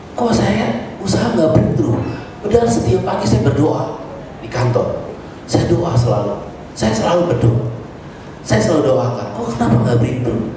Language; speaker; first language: Indonesian; native; Indonesian